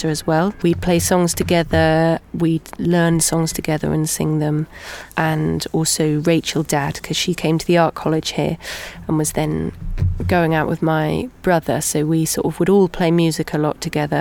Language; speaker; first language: English; native; English